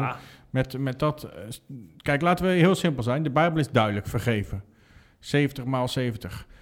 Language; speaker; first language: Dutch; native; Dutch